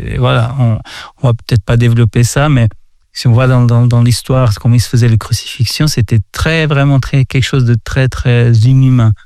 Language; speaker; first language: French; non-native, fluent; Portuguese